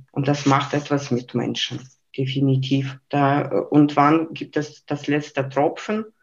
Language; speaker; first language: German; non-native, fluent; Lithuanian